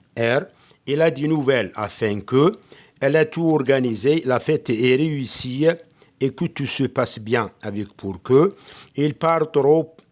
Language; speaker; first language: French; non-native, local second language; Arabic